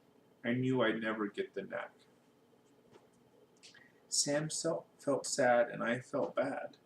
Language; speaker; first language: English; native; English